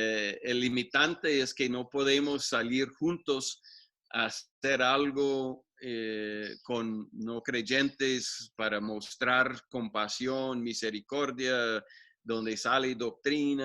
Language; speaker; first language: Spanish; non-native, fluent; English